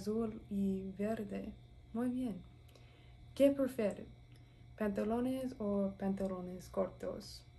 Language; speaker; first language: Spanish; non-native, learner; English